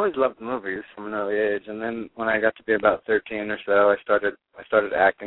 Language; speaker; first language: English; native; English